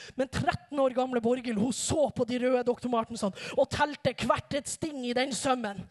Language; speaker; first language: Norwegian; native; Norwegian